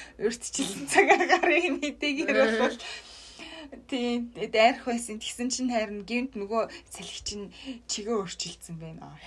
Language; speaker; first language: Mongolian; native; Mongolian